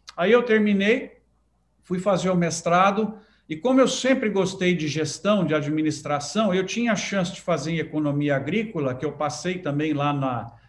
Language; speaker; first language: Portuguese; native; Portuguese